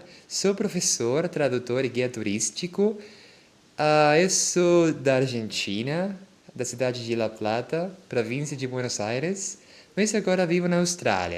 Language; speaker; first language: Portuguese; non-native, fluent; Spanish